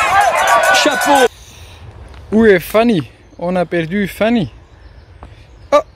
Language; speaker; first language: French; non-native, local second language; Dutch